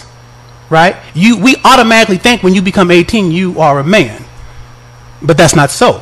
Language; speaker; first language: English; native; English